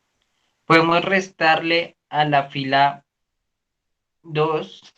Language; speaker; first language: Spanish; native; Spanish